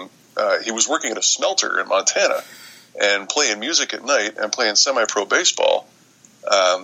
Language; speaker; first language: English; native; English